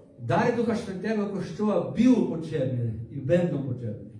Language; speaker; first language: Polish; non-native, learner; Portuguese